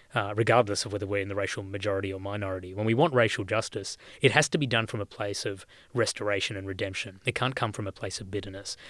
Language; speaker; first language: English; native; English